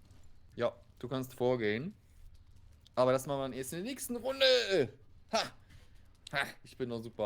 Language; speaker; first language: German; native; German